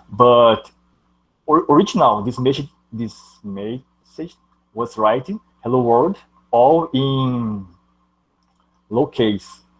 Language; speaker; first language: English; non-native, learner; Portuguese